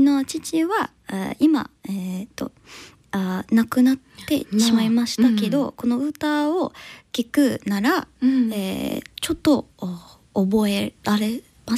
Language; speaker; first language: Japanese; non-native, learner; English